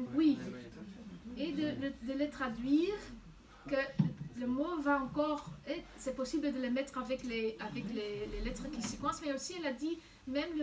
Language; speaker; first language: French; non-native, local second language; Dutch